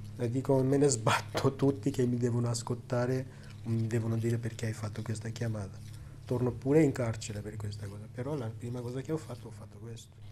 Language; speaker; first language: Italian; non-native, fluent; Armenian